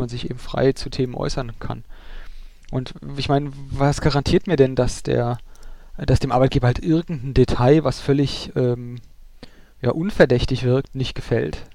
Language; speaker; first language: German; native; German